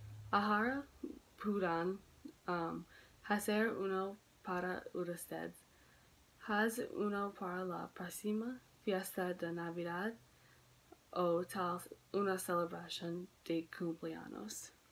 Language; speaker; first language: Spanish; non-native, learner; English